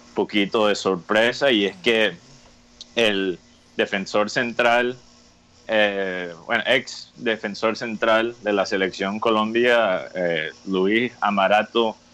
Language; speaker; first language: Spanish; non-native, fluent; English